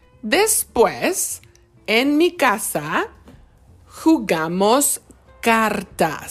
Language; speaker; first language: Spanish; non-native, fluent; English